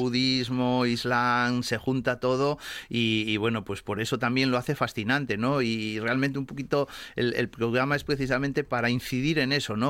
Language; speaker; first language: Spanish; native; Spanish